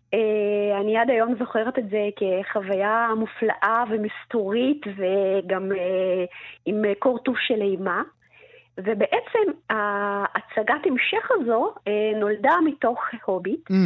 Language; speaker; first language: Hebrew; early bilingual, other home language; Russian